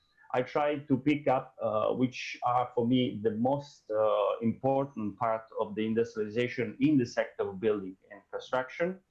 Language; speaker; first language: English; non-native, fluent; Italian